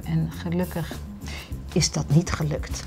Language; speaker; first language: Dutch; native; Dutch